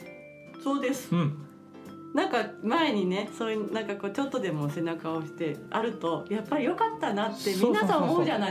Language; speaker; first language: Japanese; native; Japanese